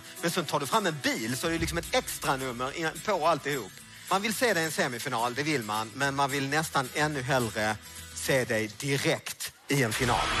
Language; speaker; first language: Swedish; native; Swedish